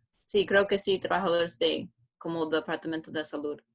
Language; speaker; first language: Spanish; non-native, fluent; English